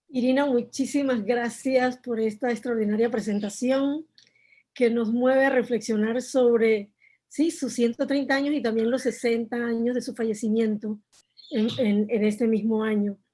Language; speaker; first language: Spanish; native; Spanish